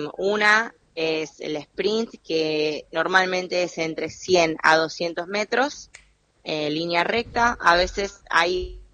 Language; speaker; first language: Spanish; early bilingual, other home language; English